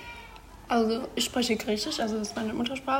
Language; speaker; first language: German; early bilingual, other home language; Greek